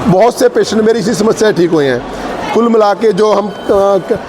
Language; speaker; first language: Hindi; non-native, local second language; Punjabi